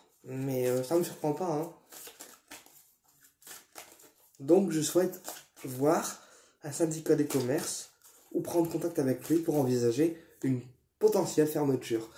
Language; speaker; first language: French; native; French